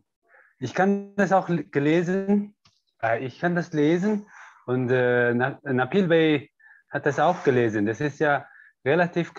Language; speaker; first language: German; non-native, learner; Mongolian